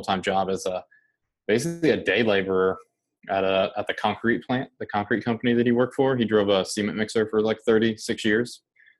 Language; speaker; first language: English; native; English